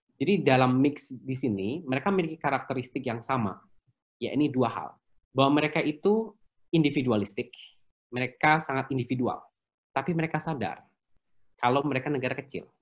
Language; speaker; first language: Indonesian; native; Indonesian